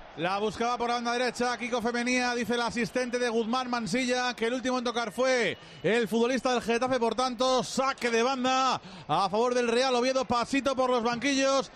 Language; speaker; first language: Spanish; native; Spanish